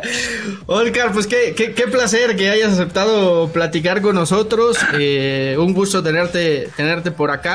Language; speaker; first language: Spanish; native; Spanish